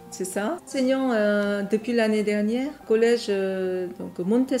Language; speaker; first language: French; non-native, fluent; Korean